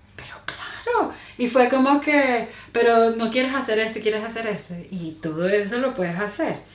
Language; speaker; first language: Spanish; native; Spanish